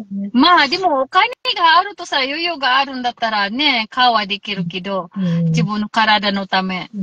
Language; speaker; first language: Japanese; non-native, local second language; Filipino